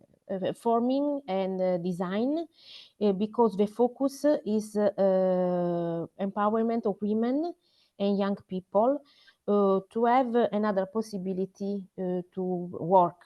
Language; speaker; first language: English; non-native, learner; Italian